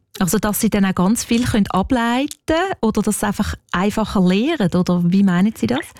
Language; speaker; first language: German; native; German